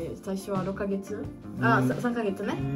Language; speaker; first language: Japanese; non-native, learner; Portuguese